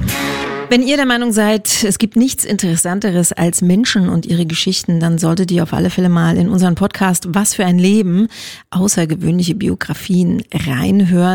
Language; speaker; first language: German; native; German